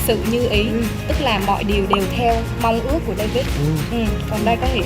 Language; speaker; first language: Vietnamese; native; Vietnamese